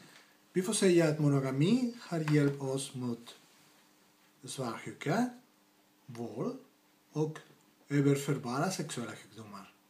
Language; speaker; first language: Swedish; non-native, fluent; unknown